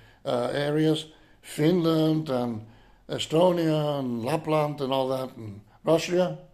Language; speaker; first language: English; non-native, fluent; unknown